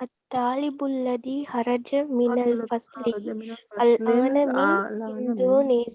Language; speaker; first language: Arabic; non-native, learner; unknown